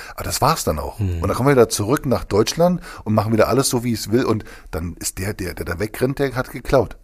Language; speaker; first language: German; native; German